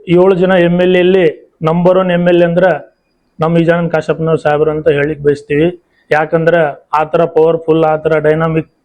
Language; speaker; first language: Kannada; non-native, local second language; Lambadi